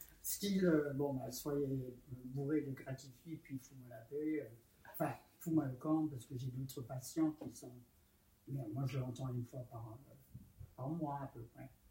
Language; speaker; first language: French; native; French